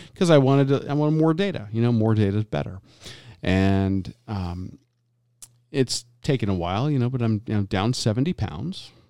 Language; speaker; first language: English; native; English